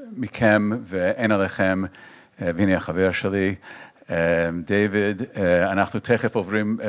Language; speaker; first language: Hebrew; non-native, fluent; English